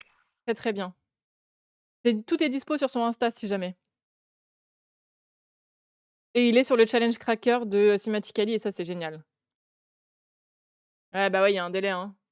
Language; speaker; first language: French; native; French